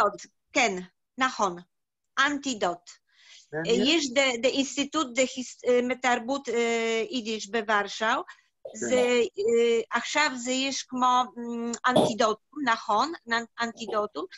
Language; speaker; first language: Hebrew; non-native, learner; Polish